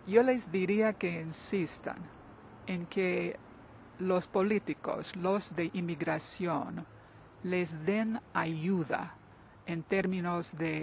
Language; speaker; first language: Spanish; non-native, fluent; English